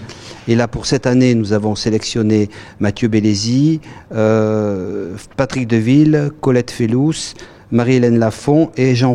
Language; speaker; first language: French; native; French